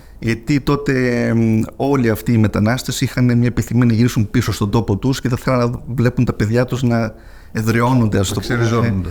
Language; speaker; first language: Greek; early bilingual, heritage; Greek